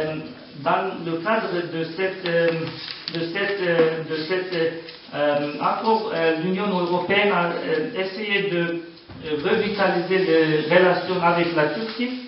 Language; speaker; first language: French; non-native, learner; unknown